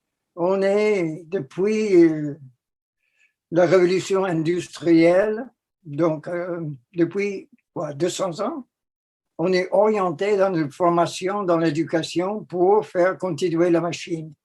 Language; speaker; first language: French; non-native, fluent; English